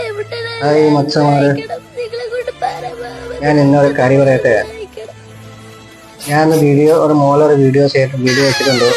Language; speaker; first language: Malayalam; non-native, learner; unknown